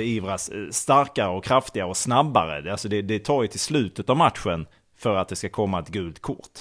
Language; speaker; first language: Swedish; native; Swedish